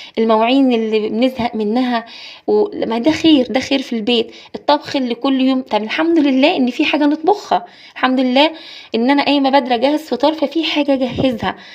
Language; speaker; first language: Egyptian Arabic; native; Egyptian Arabic